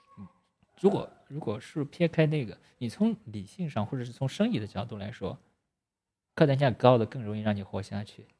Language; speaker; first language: Chinese; native; Chinese